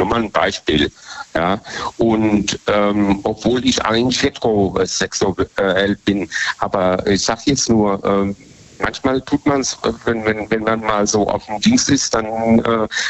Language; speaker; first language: German; native; German